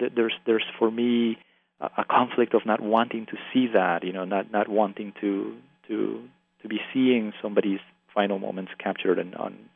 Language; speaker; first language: English; early bilingual, other home language; Spanish